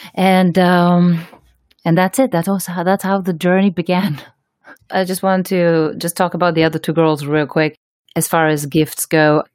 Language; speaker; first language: English; non-native, fluent; Hebrew